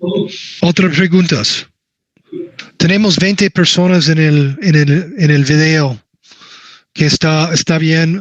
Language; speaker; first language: Spanish; non-native, learner; English